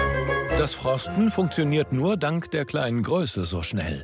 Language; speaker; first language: German; native; German